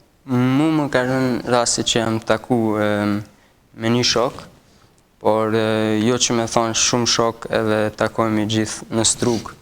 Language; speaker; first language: Albanian; early bilingual, heritage; Albanian